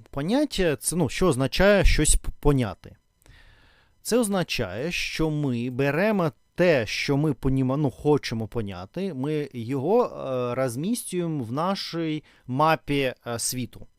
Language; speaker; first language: Ukrainian; non-native, learner; Russian